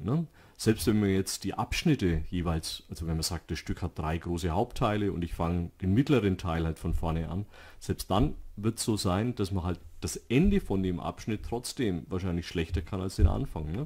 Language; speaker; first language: German; native; German